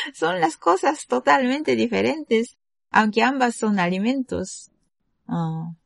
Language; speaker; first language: Spanish; non-native, fluent; Japanese